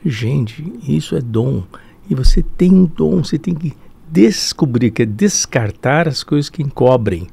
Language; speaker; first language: Portuguese; early bilingual, other home language; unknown